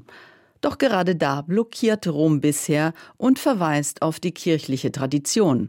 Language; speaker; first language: German; native; German